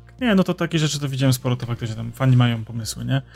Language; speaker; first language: Polish; native; Polish